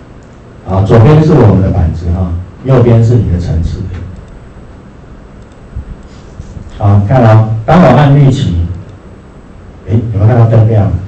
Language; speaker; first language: Chinese; native; Chinese